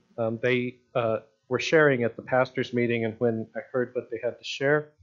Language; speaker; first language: English; native; English